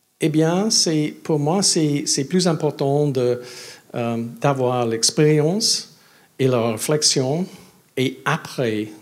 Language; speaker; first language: French; non-native, learner; English